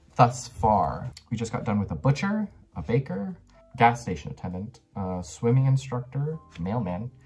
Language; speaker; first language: English; native; English